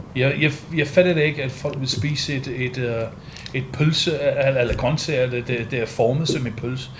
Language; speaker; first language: Danish; non-native, fluent; English